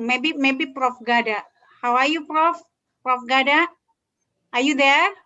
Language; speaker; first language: English; non-native, learner; Indonesian